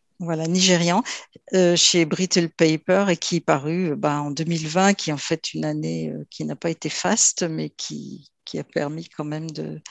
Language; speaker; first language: French; native; French